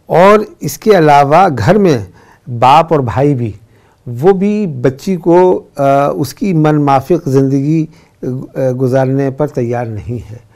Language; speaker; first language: Hindi; native; Hindi